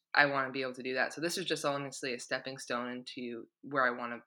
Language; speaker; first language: English; native; English